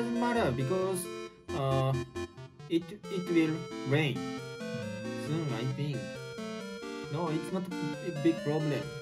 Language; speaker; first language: English; non-native, learner; Japanese